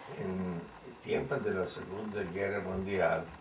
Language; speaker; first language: Spanish; non-native, fluent; Yiddish